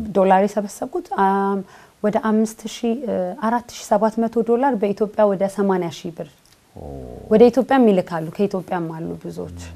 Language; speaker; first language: Amharic; native; Amharic